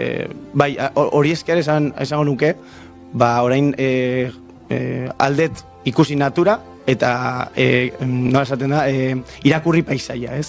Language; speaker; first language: Basque; non-native, local second language; Spanish